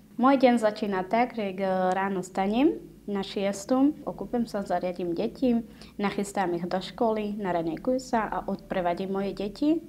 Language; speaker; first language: Slovak; non-native, local second language; Romany